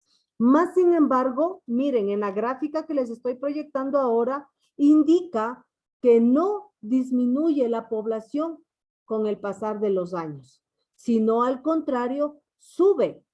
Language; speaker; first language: Spanish; native; Spanish